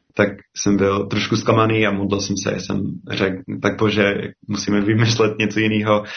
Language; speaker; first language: Czech; non-native, fluent; English